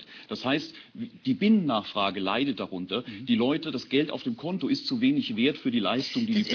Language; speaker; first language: German; native; German